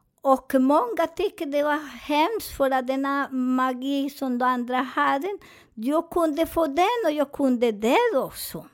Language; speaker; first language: Swedish; non-native, fluent; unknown